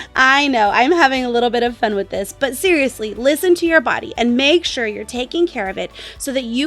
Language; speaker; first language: English; native; English